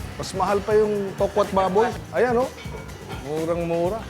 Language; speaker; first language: Filipino; native; Filipino